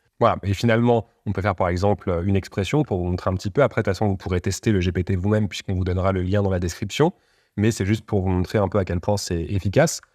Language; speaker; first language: French; native; French